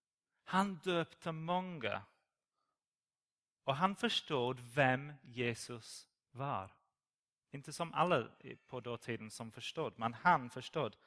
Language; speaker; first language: Swedish; non-native, learner; English